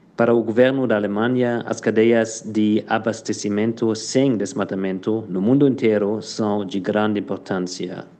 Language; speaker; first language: Portuguese; non-native, fluent; German